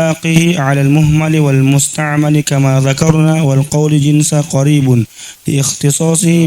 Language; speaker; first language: Arabic; non-native, learner; Indonesian